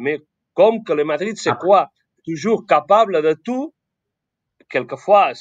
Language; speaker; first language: French; non-native, fluent; Spanish